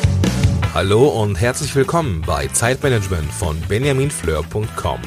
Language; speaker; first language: German; native; German